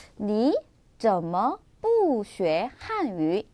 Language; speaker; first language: Chinese; non-native, fluent; Korean